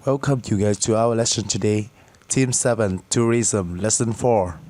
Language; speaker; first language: English; non-native, fluent; Vietnamese